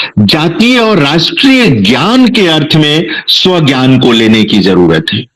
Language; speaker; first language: Hindi; non-native, local second language; Bhojpuri